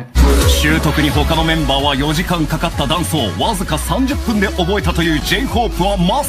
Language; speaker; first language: Japanese; native; Japanese